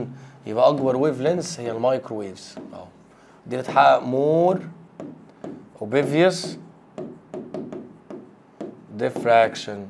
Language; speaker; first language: Arabic; native; Arabic